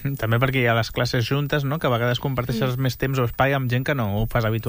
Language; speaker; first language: Catalan; native; Catalan